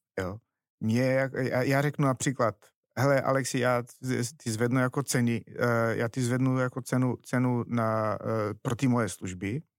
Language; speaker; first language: Czech; non-native, fluent; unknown